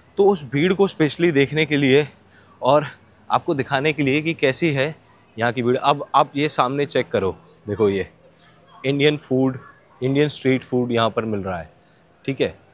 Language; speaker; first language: Hindi; native; Hindi